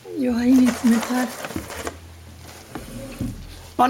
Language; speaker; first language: Swedish; non-native, fluent; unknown